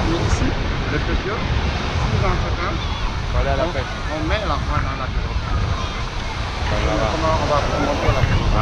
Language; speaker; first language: French; non-native, local second language; Wolof